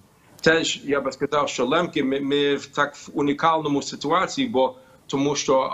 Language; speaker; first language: Ukrainian; early bilingual, heritage; Ukrainian